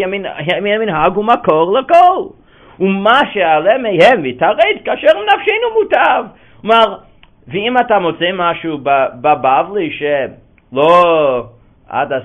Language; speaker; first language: Hebrew; non-native, fluent; English